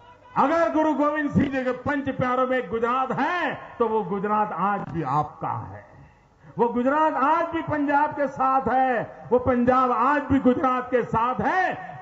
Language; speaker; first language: Hindi; non-native, local second language; Gujarati